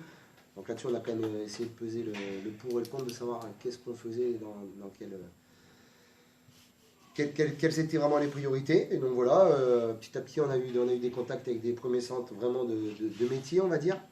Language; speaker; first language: French; native; French